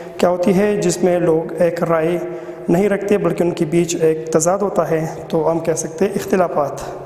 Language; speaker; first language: Urdu; non-native, local second language; Pashto